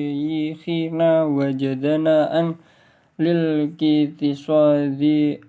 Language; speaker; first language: Arabic; non-native, learner; Indonesian